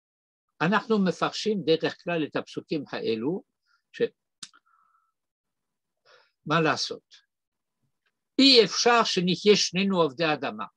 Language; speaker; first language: Hebrew; non-native, fluent; French